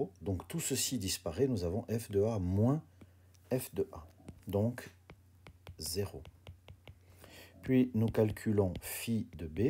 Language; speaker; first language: French; native; French